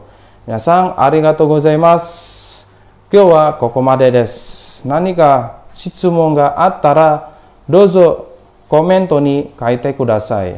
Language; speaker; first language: Japanese; non-native, fluent; Indonesian